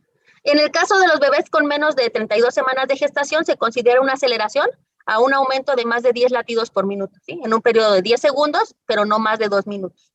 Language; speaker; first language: Spanish; native; Spanish